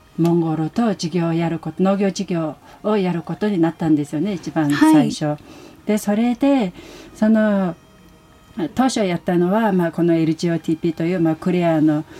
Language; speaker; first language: Japanese; non-native, fluent; Mongolian